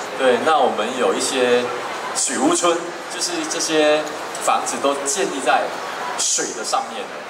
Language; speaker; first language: Chinese; early bilingual, heritage; Chinese